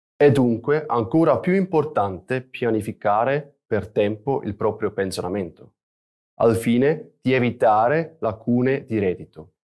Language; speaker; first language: Italian; native; Italian